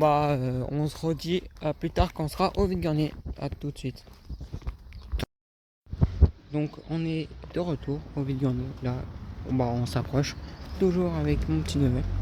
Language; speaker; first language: French; native; French